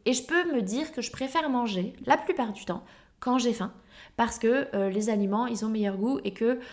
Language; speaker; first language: French; native; French